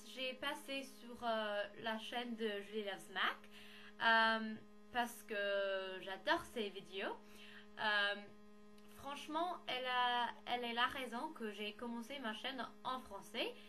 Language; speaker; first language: French; non-native, learner; English